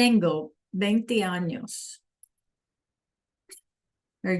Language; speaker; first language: Spanish; non-native, fluent; English